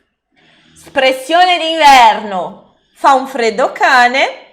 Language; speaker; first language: Italian; non-native, fluent; Portuguese